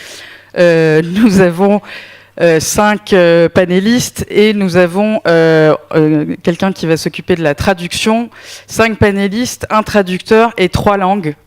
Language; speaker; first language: French; native; French